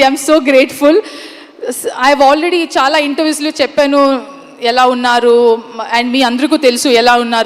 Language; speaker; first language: Telugu; non-native, learner; Kannada